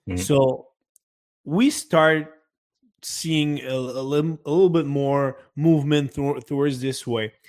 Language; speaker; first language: English; non-native, fluent; French